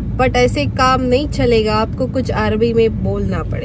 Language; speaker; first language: Hindi; native; Hindi